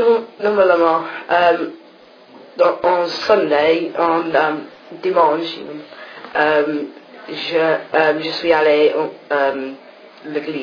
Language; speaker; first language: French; non-native, learner; English